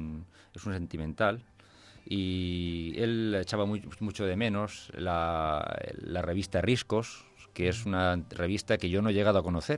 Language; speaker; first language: Spanish; native; Spanish